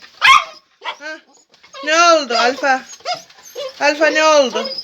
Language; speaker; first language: Turkish; non-native, learner; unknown